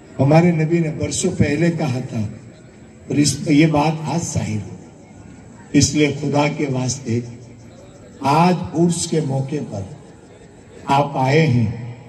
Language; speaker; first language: Hindi; non-native, local second language; Gujarati